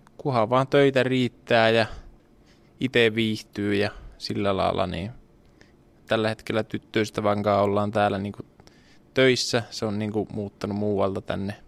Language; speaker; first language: Finnish; native; Finnish